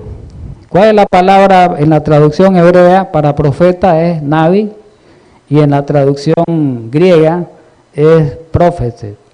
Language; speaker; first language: Spanish; native; Spanish